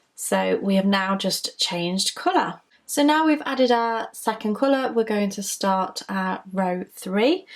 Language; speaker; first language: English; native; English